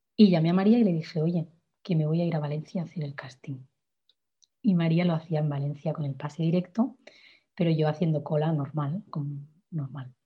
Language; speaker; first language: Spanish; native; Spanish